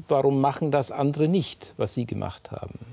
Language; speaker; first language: German; native; German